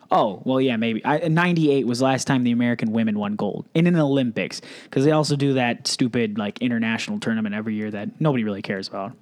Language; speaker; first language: English; native; English